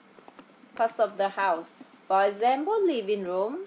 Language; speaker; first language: English; non-native, fluent; Vietnamese